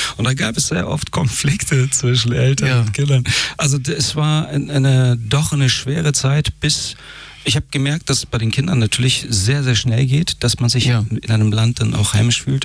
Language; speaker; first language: German; early bilingual, other home language; Persian